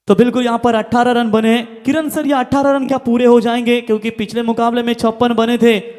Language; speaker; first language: Hindi; non-native, local second language; Marathi